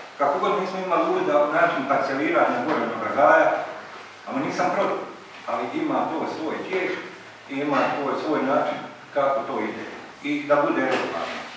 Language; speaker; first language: Bosnian; native; Bosnian